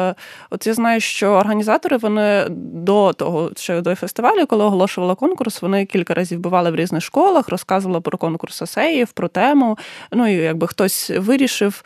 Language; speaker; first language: Ukrainian; native; Ukrainian